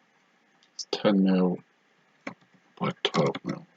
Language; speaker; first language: English; native; English